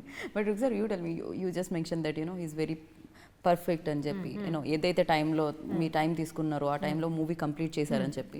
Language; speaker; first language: Telugu; native; Telugu